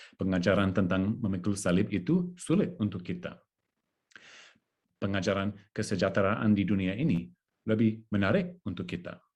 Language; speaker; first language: Indonesian; non-native, learner; English